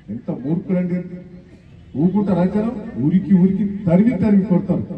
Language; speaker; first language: Telugu; native; Telugu